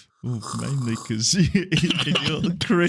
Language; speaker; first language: English; native; English